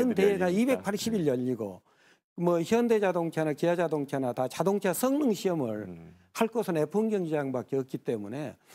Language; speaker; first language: Korean; native; Korean